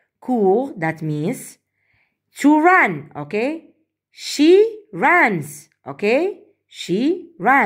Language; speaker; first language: English; non-native, fluent; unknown